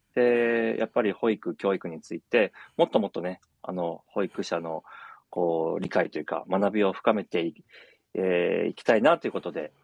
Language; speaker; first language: Japanese; native; Japanese